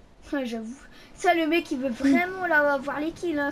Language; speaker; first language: French; native; French